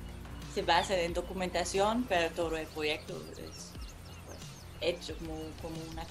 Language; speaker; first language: Spanish; non-native, fluent; German